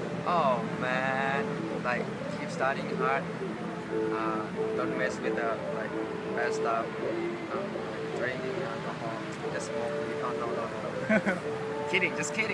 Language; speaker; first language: English; non-native, learner; Thai